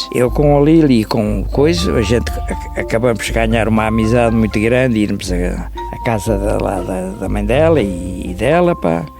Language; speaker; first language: Portuguese; native; Portuguese